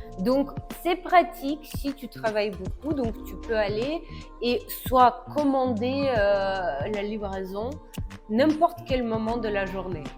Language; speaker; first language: French; non-native, fluent; Russian